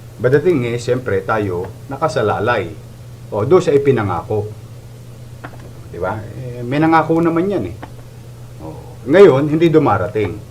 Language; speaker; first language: Filipino; native; Filipino